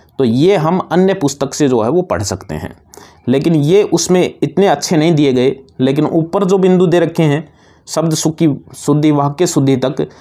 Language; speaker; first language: Hindi; native; Hindi